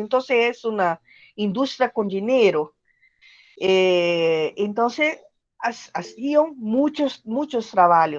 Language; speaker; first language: Spanish; non-native, learner; Portuguese